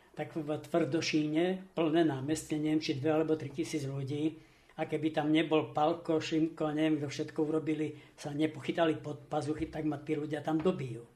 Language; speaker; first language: Slovak; native; Slovak